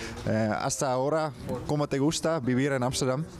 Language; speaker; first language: Spanish; non-native, fluent; Dutch